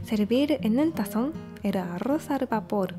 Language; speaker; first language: Spanish; non-native, fluent; Japanese